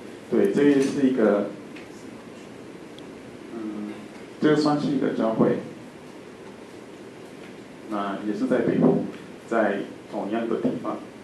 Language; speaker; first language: Chinese; non-native, fluent; French